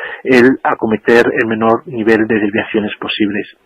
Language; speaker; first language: Spanish; native; Spanish